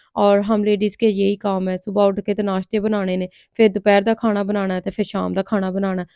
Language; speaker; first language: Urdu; non-native, local second language; Punjabi